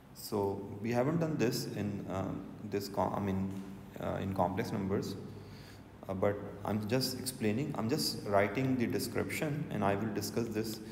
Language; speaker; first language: English; non-native, local second language; Urdu